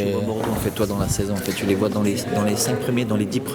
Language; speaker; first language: French; native; French